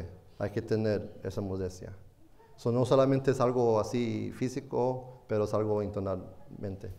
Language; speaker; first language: Spanish; non-native, fluent; English